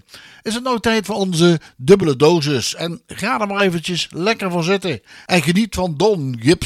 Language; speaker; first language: Dutch; native; Dutch